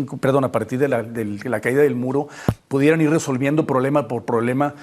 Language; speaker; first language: Spanish; native; Spanish